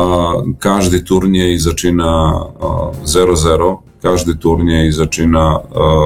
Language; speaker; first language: Polish; non-native, learner; Serbian